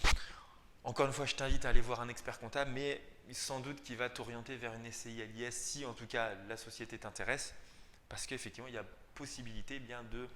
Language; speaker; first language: French; native; French